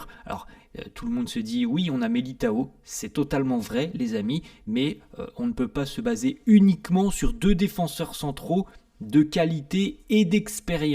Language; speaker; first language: French; native; French